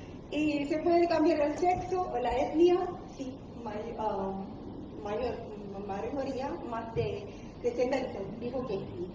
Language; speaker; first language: Spanish; non-native, learner; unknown